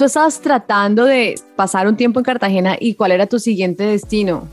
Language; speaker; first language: Spanish; native; Spanish